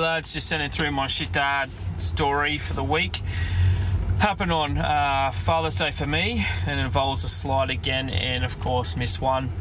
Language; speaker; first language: English; native; English